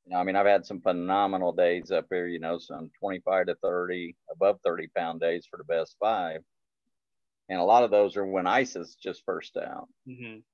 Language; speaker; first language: English; native; English